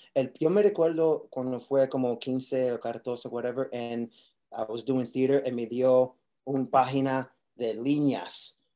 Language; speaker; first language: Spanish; early bilingual, heritage; Spanish